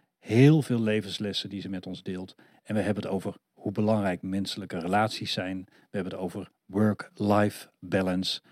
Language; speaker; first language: Dutch; native; Dutch